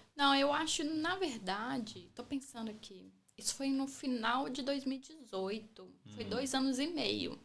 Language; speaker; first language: Portuguese; native; Portuguese